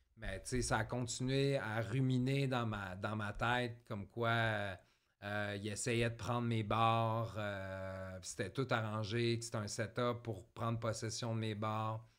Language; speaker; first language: French; native; French